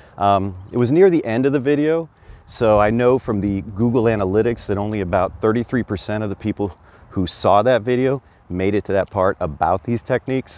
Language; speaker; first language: English; native; English